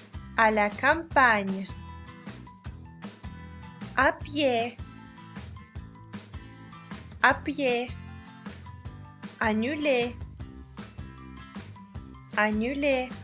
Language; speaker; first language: French; non-native, fluent; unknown